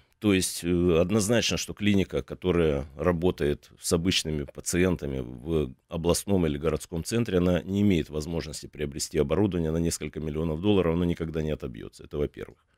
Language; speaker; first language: Russian; native; Russian